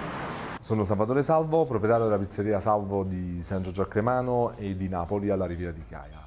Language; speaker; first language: Italian; native; Italian